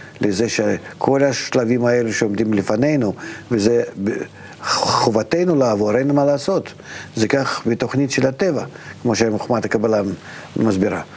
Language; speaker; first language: Hebrew; non-native, fluent; Russian